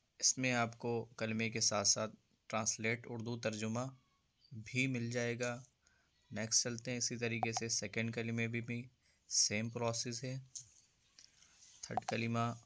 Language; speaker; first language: Urdu; native; Urdu